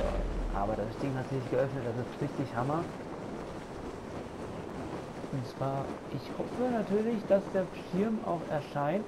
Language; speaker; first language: German; native; German